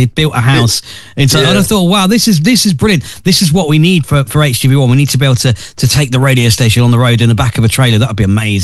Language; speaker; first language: English; native; English